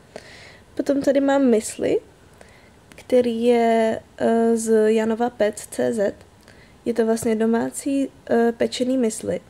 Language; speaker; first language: Czech; native; Czech